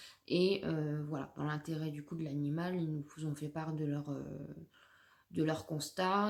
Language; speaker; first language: French; native; French